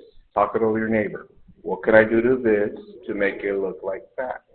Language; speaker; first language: English; native; English